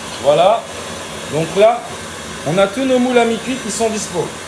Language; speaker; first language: French; native; French